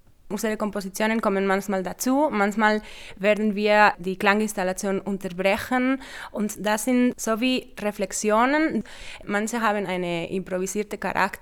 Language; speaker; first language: German; non-native, fluent; Spanish